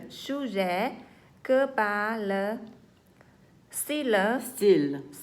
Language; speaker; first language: French; non-native, learner; Vietnamese